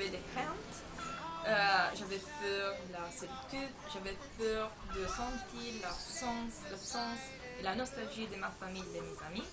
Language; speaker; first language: French; non-native, fluent; Italian